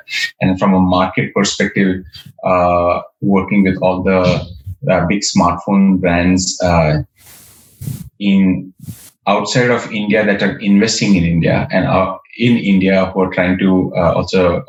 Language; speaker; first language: English; non-native, local second language; Marathi